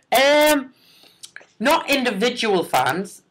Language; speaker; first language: English; native; English